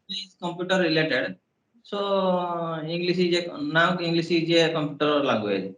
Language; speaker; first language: English; non-native, learner; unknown